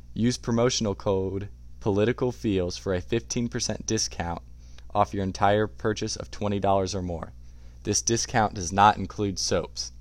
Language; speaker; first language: English; native; English